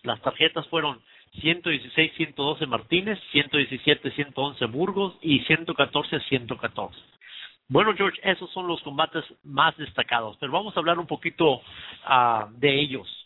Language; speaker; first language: Spanish; native; Spanish